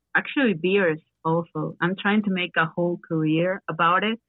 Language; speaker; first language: English; non-native, learner; Spanish